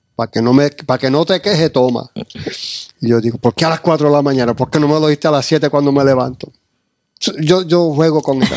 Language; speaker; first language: Spanish; early bilingual, heritage; Spanish